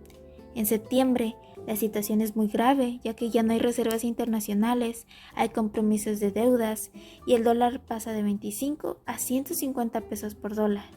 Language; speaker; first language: Spanish; native; Spanish